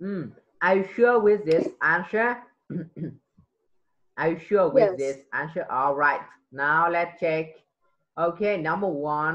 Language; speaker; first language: English; non-native, fluent; Vietnamese